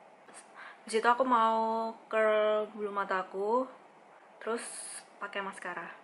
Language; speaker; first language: Indonesian; native; Indonesian